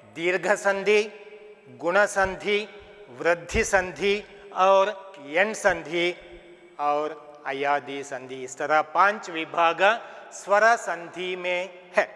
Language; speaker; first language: Hindi; non-native, local second language; Kannada